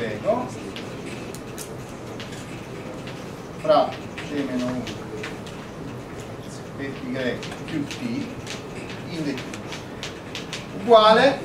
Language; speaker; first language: Italian; native; Italian